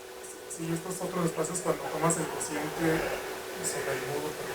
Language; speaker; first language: Spanish; native; Spanish